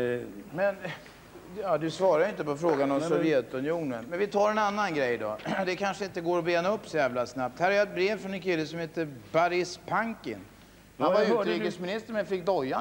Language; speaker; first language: Swedish; native; Swedish